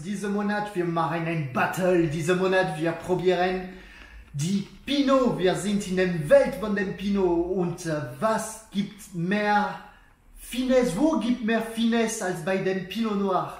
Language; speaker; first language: German; non-native, learner; French